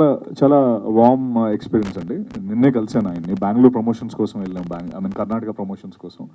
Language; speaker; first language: Telugu; native; Telugu